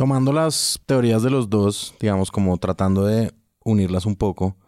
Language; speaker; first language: Spanish; native; Spanish